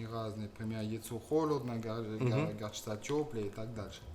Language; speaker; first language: Russian; non-native, fluent; French